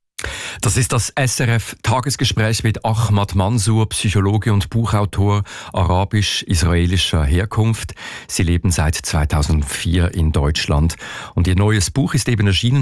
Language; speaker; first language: German; native; German